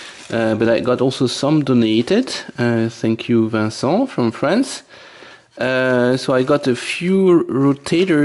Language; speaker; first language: English; non-native, fluent; French